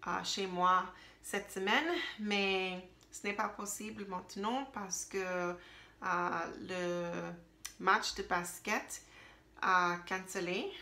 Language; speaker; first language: French; non-native, learner; English